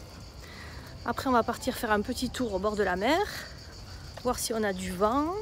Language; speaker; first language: French; native; French